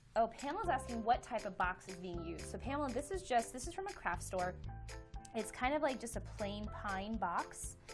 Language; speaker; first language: English; native; English